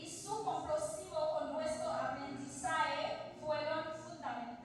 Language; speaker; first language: Spanish; non-native, learner; French